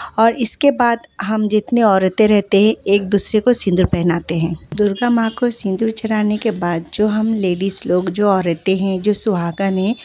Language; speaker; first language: Hindi; non-native, local second language; Bangla